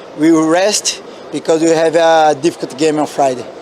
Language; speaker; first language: English; non-native, learner; Portuguese